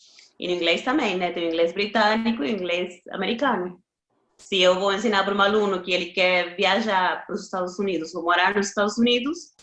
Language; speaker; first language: Portuguese; non-native, fluent; Spanish